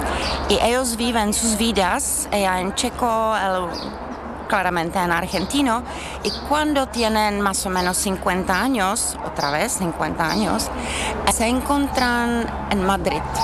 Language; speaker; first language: Spanish; non-native, learner; Czech